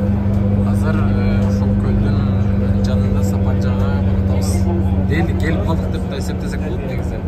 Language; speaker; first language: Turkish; non-native, learner; Kyrgyz